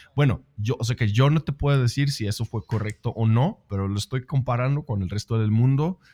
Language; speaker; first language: Spanish; non-native, fluent; Swedish